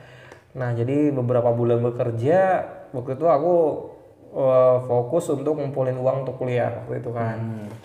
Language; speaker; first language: Indonesian; native; Indonesian